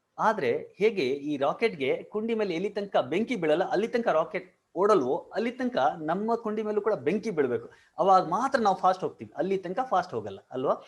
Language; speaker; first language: Kannada; non-native, local second language; Marwari